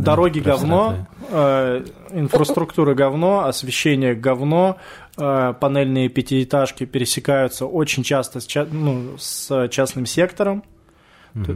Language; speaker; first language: Russian; native; Russian